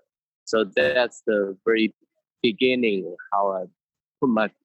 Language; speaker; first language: English; non-native, fluent; Min Nan Chinese